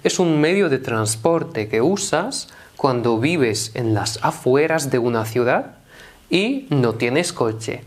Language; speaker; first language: Spanish; non-native, fluent; Polish